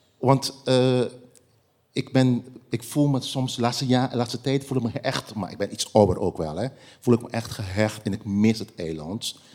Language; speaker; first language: Dutch; non-native, local second language; Papiamento